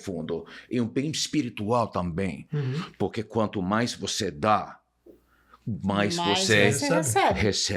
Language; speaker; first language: Portuguese; non-native, fluent; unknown